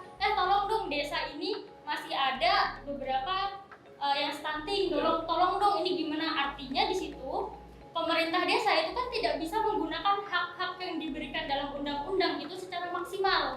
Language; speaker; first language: Indonesian; native; Indonesian